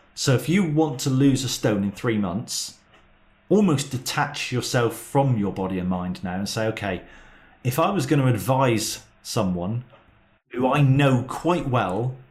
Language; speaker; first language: English; native; English